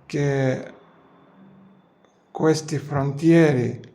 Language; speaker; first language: Italian; non-native, learner; Georgian